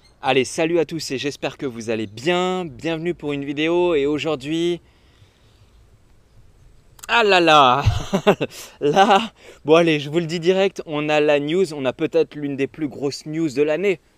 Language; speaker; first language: French; native; French